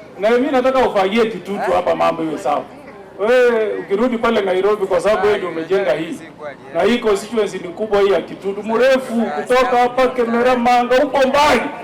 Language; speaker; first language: Swahili; non-native, local second language; Gusii